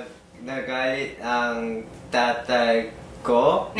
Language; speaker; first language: Filipino; non-native, learner; Korean